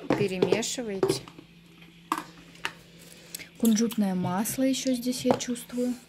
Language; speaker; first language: Russian; native; Russian